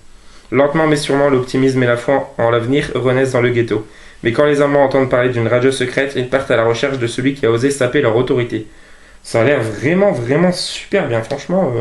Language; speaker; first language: French; native; French